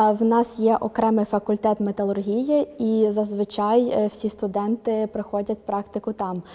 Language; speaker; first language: Ukrainian; native; Ukrainian